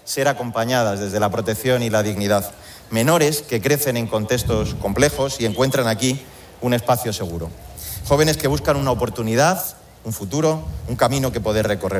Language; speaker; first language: Spanish; native; Spanish